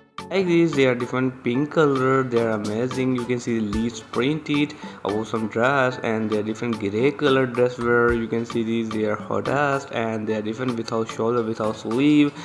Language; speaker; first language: English; non-native, learner; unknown